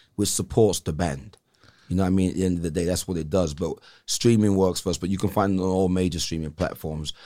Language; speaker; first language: English; native; English